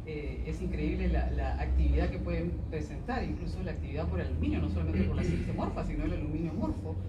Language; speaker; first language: Spanish; native; Spanish